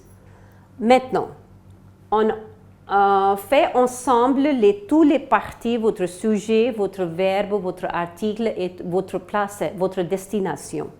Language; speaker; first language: French; non-native, fluent; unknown